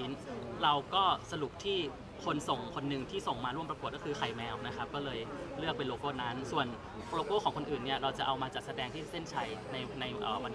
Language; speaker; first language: Thai; native; Thai